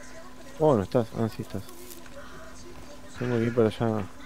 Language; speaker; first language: Spanish; native; Spanish